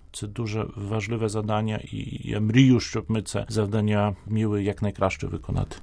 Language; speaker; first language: Ukrainian; non-native, fluent; Polish